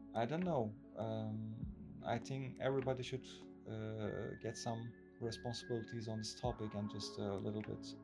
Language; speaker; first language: English; non-native, fluent; Turkish